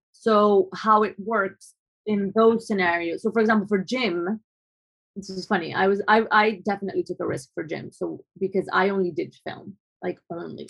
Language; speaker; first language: English; non-native, fluent; Spanish